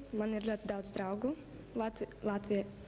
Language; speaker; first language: Latvian; non-native, local second language; Russian